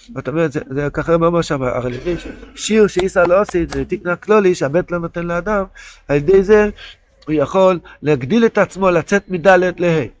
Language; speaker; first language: Hebrew; non-native, local second language; Yiddish